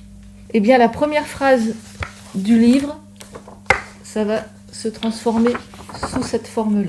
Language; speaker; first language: French; native; French